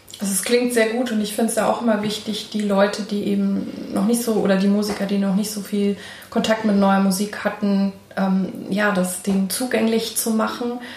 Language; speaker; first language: German; native; German